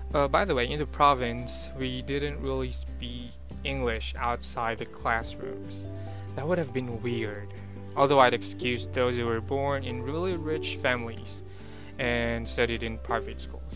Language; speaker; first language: English; non-native, local second language; Pangasinan